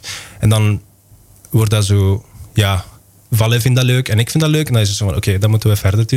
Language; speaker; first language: Dutch; non-native, local second language; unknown